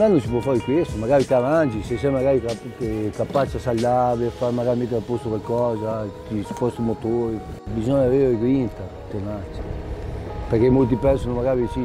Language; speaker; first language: Italian; native; Italian